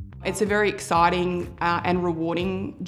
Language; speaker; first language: English; native; English